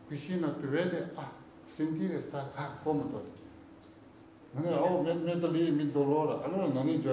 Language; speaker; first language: Italian; non-native, learner; Tibetan